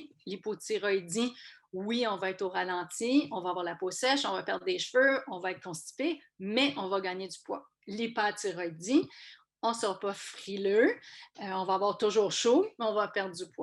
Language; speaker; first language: French; native; French